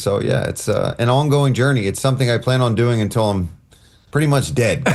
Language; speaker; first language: English; native; English